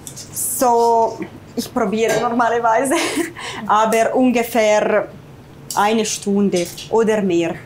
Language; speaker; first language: German; non-native, fluent; Italian